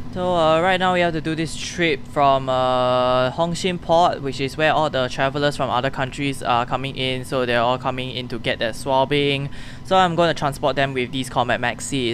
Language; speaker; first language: English; native; English